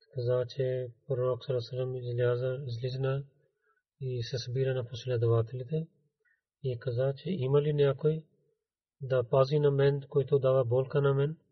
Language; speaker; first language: Bulgarian; non-native, learner; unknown